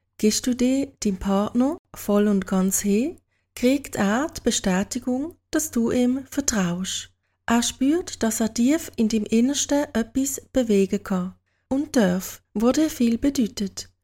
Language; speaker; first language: German; native; German